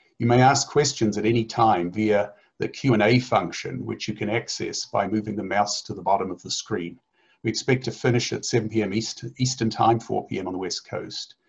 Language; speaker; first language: English; native; English